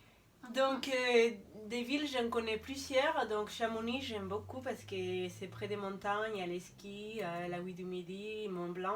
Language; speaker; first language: French; non-native, fluent; Spanish